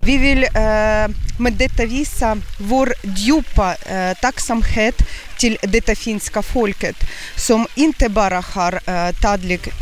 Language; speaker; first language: Swedish; non-native, learner; Ukrainian